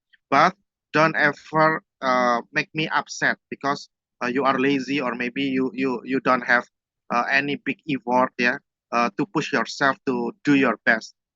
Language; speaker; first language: English; non-native, fluent; Indonesian